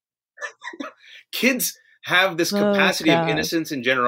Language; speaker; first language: English; native; English